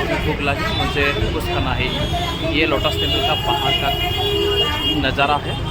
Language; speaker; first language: Hindi; non-native, local second language; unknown